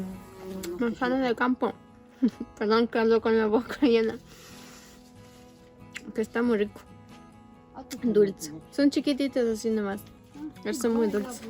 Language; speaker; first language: Spanish; non-native, local second language; Russian